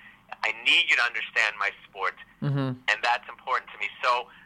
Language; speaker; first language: English; native; English